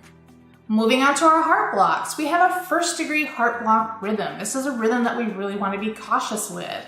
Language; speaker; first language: English; native; English